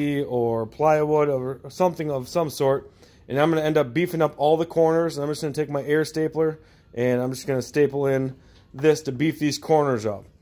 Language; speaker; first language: English; native; English